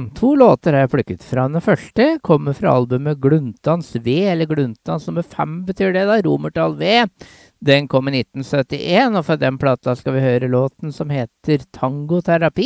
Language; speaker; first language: Norwegian; native; Norwegian